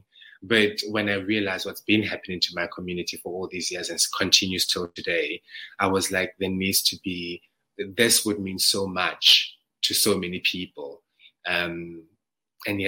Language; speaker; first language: English; non-native, local second language; Zulu